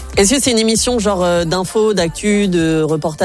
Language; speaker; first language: French; native; French